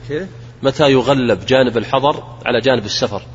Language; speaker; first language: Arabic; native; Arabic